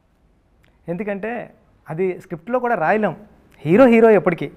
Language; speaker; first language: Telugu; native; Telugu